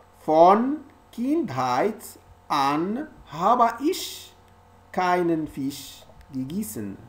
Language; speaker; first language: German; non-native, learner; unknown